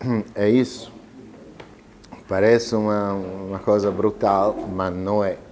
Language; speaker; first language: Portuguese; non-native, fluent; Italian